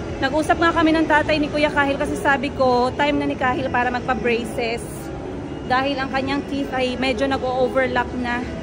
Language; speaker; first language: Filipino; non-native, local second language; Cebuano